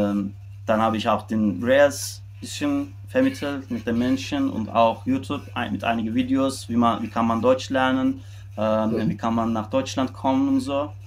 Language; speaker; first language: German; non-native, fluent; Turkish